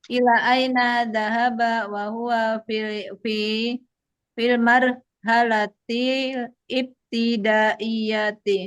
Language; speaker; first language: Arabic; non-native, learner; Indonesian